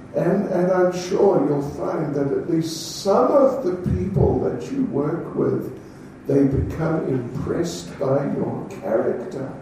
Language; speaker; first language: English; native; English